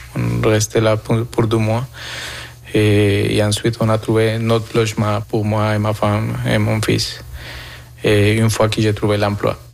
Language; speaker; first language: French; non-native, fluent; Spanish